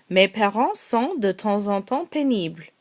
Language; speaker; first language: French; non-native, learner; English